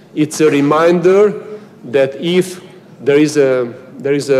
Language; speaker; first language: English; non-native, fluent; Hungarian